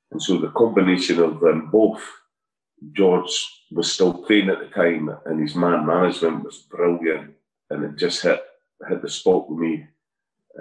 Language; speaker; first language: English; native; English